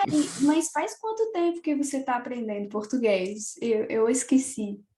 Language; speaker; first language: Portuguese; non-native, fluent; French